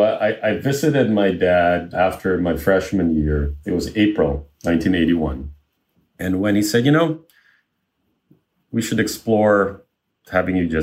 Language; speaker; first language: English; non-native, local second language; Filipino